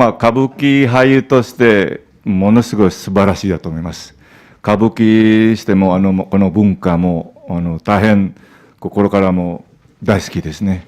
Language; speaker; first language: Japanese; non-native, learner; Indonesian